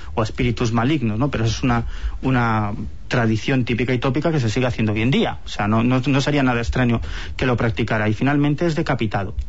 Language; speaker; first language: Spanish; native; Spanish